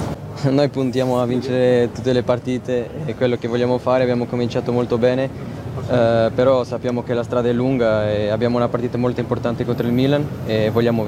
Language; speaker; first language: Italian; non-native, fluent; Portuguese